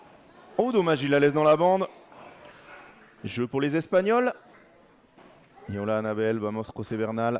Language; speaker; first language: French; native; French